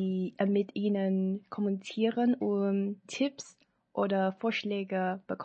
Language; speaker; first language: German; non-native, learner; Chinese